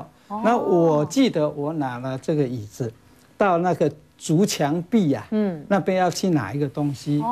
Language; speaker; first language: Chinese; native; Chinese